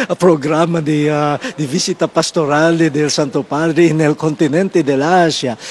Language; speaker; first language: Italian; non-native, fluent; Filipino